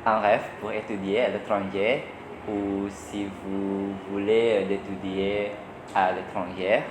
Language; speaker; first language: French; non-native, learner; Indonesian